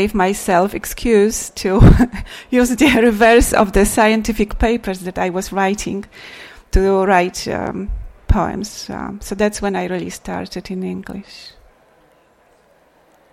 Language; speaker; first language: English; non-native, fluent; Polish